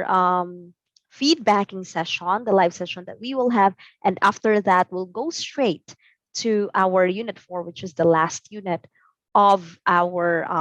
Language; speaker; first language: English; non-native, local second language; Cebuano